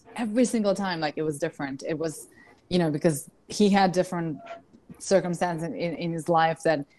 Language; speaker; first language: English; non-native, fluent; Russian